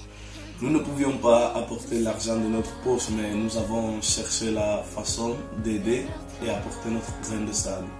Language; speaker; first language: French; non-native, learner; Spanish